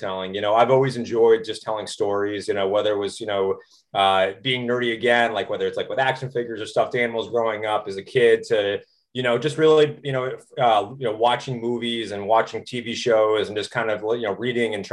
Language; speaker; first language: English; native; English